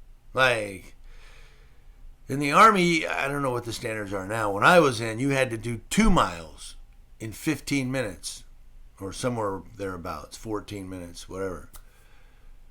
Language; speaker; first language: English; native; English